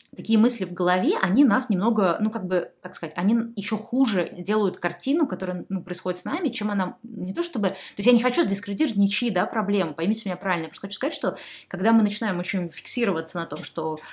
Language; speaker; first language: Russian; native; Russian